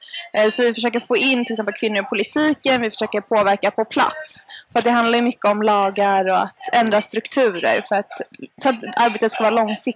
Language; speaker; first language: Swedish; native; Swedish